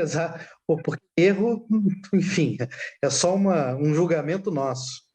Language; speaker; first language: Portuguese; native; Portuguese